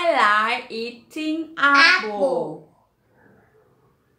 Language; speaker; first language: English; non-native, learner; Vietnamese